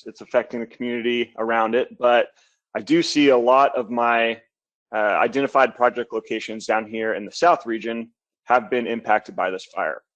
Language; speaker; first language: English; native; English